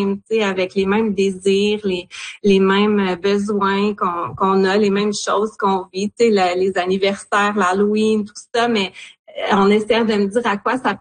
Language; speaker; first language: French; native; French